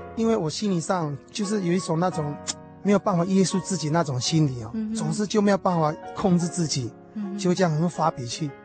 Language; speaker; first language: Chinese; native; Chinese